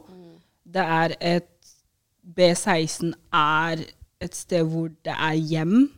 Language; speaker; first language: Norwegian; early bilingual, other home language; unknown